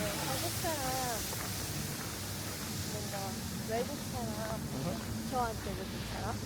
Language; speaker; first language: Korean; non-native, learner; Russian